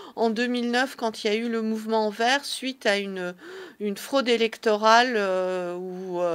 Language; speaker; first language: French; early bilingual, other home language; Persian